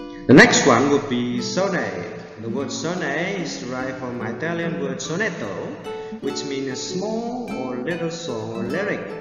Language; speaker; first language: English; non-native, fluent; Indonesian